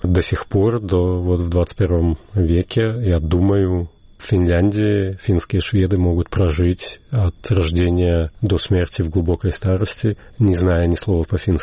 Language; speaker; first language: Russian; native; Russian